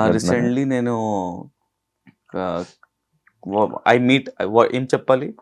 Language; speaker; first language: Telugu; non-native, learner; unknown